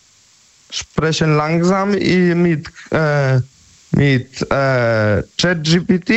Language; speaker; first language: German; non-native, learner; Polish